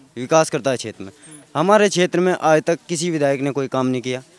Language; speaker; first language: Hindi; native; Hindi